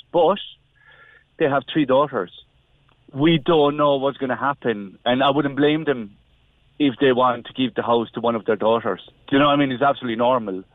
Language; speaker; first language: English; non-native, fluent; Spanish